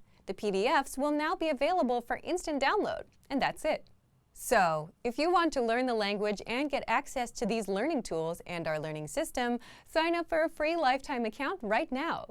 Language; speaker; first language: English; native; English